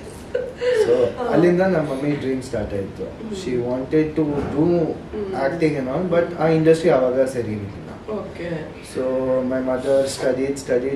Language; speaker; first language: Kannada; early bilingual, heritage; Kannada